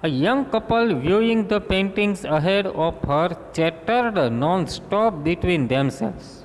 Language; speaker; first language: English; non-native, local second language; Gujarati